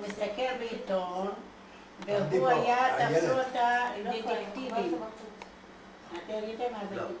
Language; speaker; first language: Hebrew; non-native, fluent; Hungarian